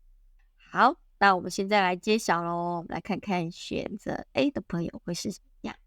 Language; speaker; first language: Chinese; native; Chinese